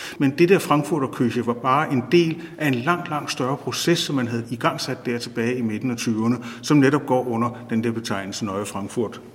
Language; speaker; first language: Danish; native; Danish